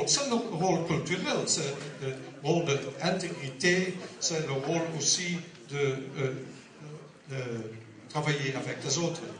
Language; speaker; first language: French; non-native, learner; Dutch